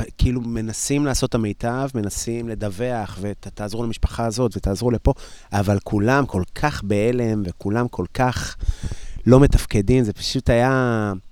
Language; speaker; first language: Hebrew; native; Hebrew